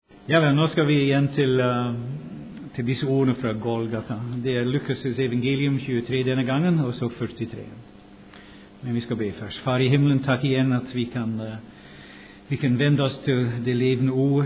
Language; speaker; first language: Swedish; non-native, fluent; English